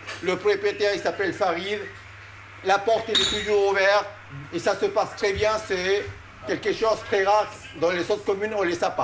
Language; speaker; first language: French; non-native, fluent; Spanish